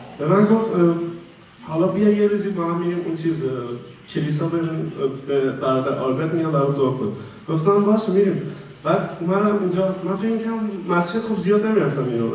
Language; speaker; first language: Persian; native; Persian